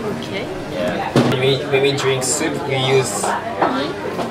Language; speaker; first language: English; non-native, fluent; Japanese